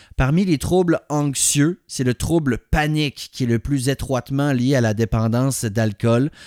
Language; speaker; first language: French; native; French